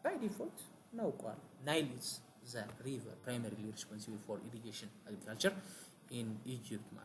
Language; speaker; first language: English; non-native, local second language; Amharic